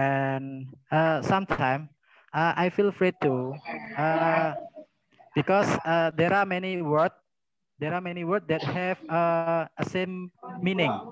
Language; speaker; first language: English; non-native, learner; Indonesian